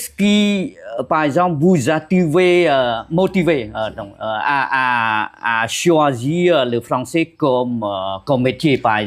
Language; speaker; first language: French; non-native, fluent; Khmer